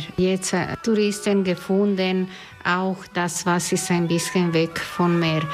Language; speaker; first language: German; non-native, learner; Croatian